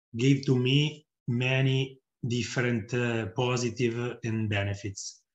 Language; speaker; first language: English; non-native, fluent; Italian